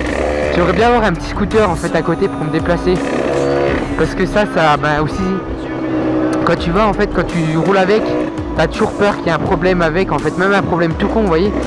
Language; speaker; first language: French; native; French